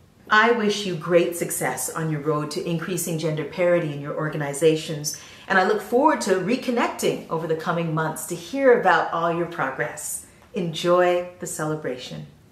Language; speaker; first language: English; native; English